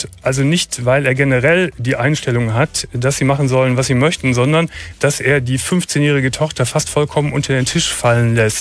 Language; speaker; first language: German; native; German